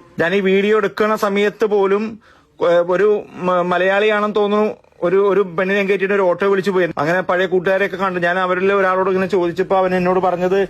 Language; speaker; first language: Malayalam; native; Malayalam